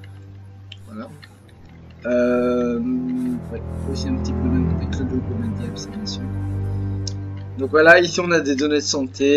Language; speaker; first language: French; native; French